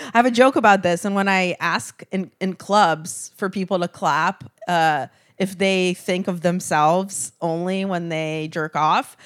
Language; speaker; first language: English; early bilingual, other home language; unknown